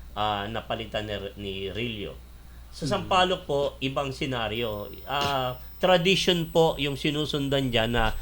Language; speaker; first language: Filipino; native; Filipino